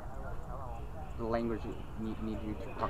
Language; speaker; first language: English; non-native, learner; Chinese